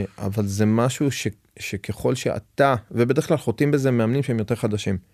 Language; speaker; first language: Hebrew; native; Hebrew